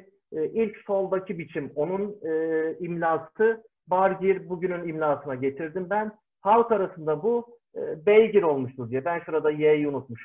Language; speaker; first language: Turkish; native; Turkish